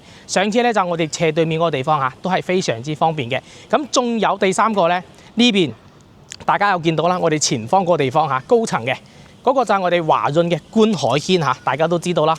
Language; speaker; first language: Cantonese; native; Cantonese